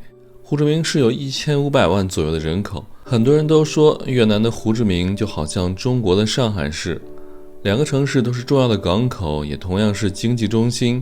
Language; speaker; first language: Chinese; native; Chinese